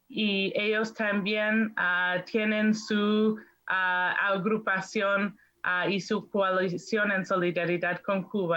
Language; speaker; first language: Spanish; non-native, fluent; English